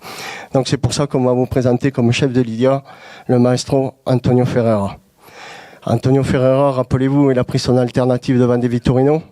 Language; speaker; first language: French; native; French